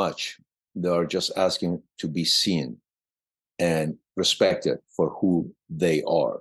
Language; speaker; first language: English; non-native, fluent; Persian